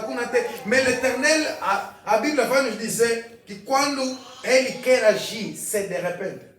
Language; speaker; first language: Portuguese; non-native, fluent; Lingala